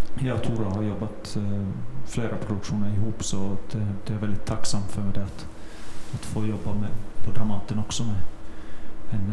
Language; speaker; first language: Swedish; non-native, fluent; Finnish